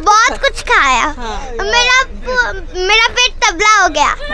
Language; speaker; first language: Hindi; non-native, local second language; Bangla